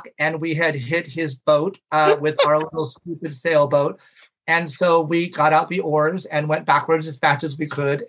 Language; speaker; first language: English; native; English